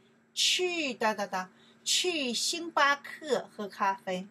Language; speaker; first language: Chinese; non-native, learner; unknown